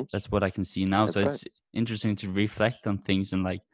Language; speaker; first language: English; non-native, fluent; Norwegian